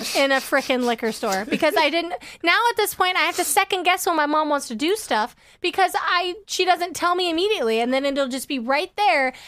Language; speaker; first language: English; native; English